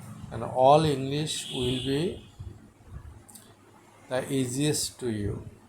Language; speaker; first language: English; non-native, local second language; Bangla